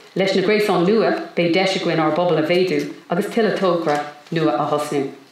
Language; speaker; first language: Irish; non-native, local second language; English